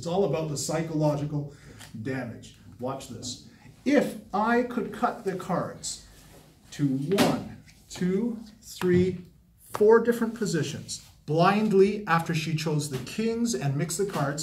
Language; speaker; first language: English; native; English